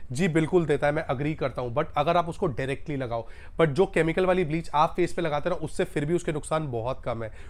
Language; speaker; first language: Hindi; native; Hindi